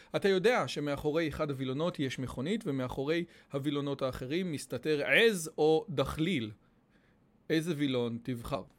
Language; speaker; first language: Hebrew; native; Hebrew